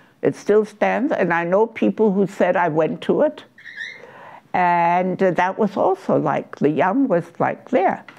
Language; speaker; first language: English; non-native, fluent; German